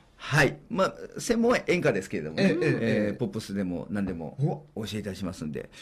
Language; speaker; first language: Japanese; native; Japanese